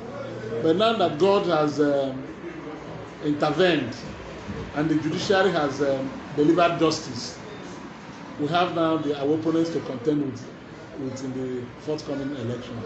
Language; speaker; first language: English; non-native, local second language; Igbo